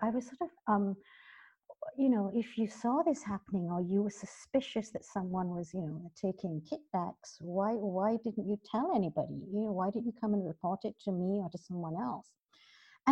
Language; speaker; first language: English; native; English